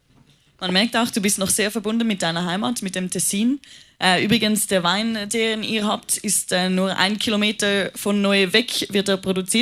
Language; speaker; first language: German; native; German